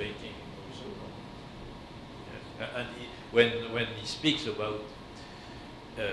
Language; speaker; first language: English; non-native, learner; French